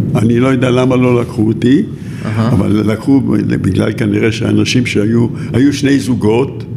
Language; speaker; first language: Hebrew; native; Hebrew